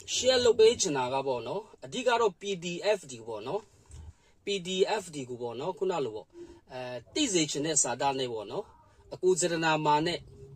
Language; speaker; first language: Burmese; non-native, local second language; Kachin